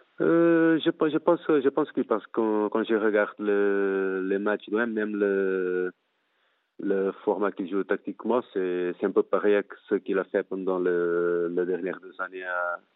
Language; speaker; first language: French; non-native, fluent; Portuguese